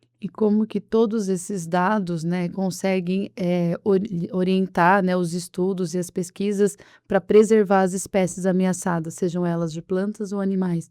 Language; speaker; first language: Portuguese; native; Portuguese